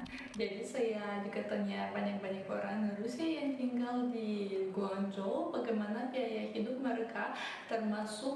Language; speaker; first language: Indonesian; early bilingual, other home language; Russian